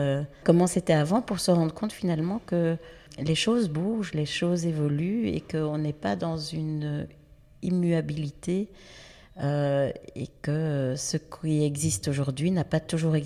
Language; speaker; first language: French; native; French